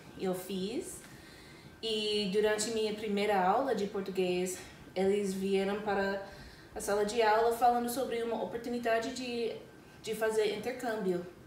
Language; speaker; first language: Portuguese; non-native, fluent; English